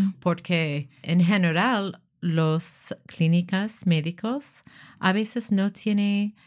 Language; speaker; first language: Spanish; non-native, learner; English